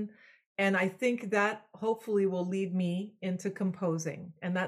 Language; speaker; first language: English; non-native, fluent; French